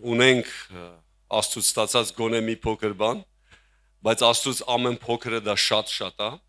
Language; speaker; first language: Armenian; native; Armenian